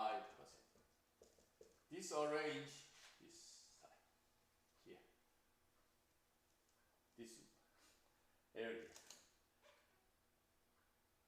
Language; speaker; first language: English; non-native, fluent; Korean